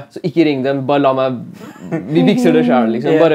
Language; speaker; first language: Norwegian; native; Norwegian